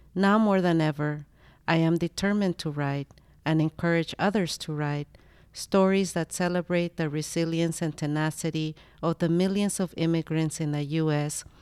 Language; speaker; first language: English; early bilingual, other home language; Spanish